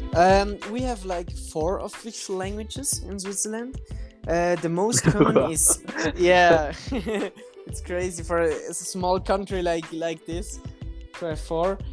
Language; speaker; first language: English; non-native, fluent; German